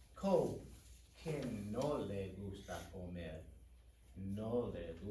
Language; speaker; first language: Spanish; non-native, fluent; English